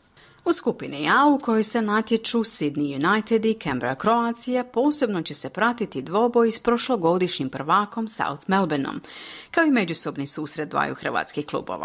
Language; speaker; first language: Croatian; native; Croatian